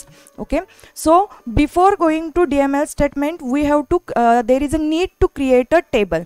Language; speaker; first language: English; non-native, local second language; Marathi